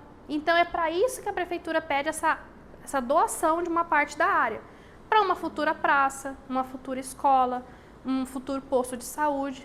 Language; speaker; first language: Portuguese; native; Portuguese